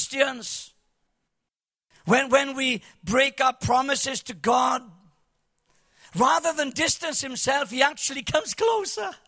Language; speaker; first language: English; native; English